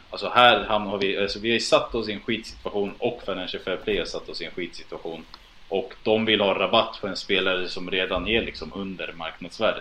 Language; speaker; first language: Swedish; early bilingual, other home language; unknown